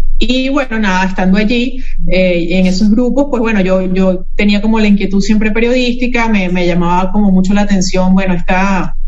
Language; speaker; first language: Spanish; native; Spanish